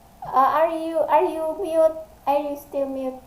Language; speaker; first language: English; non-native, learner; Indonesian